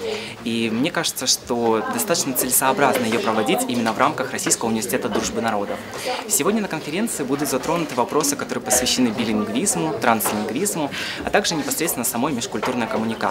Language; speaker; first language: Russian; native; Russian